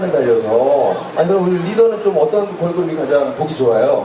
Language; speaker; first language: Korean; native; Korean